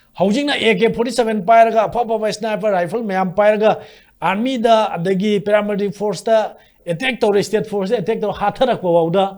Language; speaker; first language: Manipuri; native; Manipuri